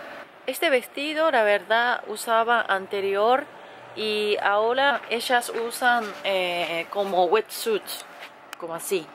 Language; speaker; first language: Spanish; non-native, learner; Japanese